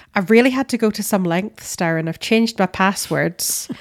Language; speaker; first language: English; native; English